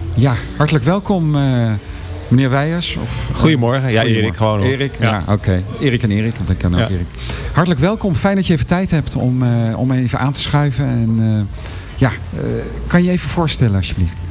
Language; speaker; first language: Dutch; native; Dutch